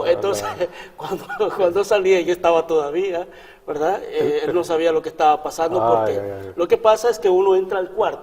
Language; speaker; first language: Spanish; native; Spanish